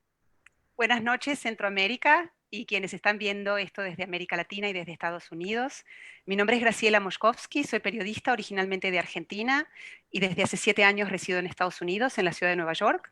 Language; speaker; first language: Spanish; native; Spanish